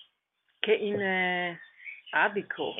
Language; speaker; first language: Greek; non-native, learner; German